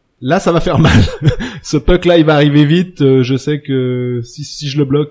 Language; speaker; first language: French; native; French